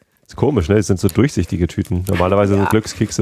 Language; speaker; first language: German; native; German